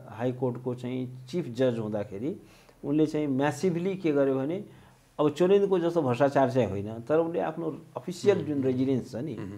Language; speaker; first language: Nepali; native; Nepali